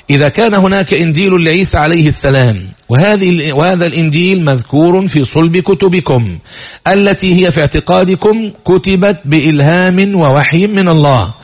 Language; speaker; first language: Arabic; native; Arabic